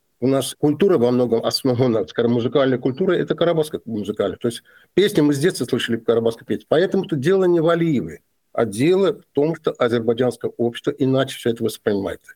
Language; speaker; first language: Russian; non-native, local second language; Azerbaijani